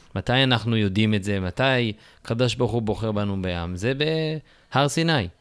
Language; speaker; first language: Hebrew; native; Hebrew